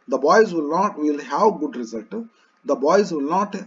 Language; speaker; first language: English; non-native, local second language; Kannada